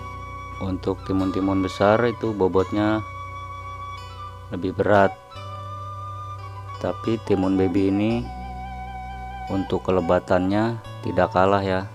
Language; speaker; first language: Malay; non-native, local second language; Sundanese